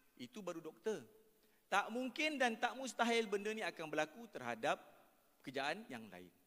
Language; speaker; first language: Malay; native; Malay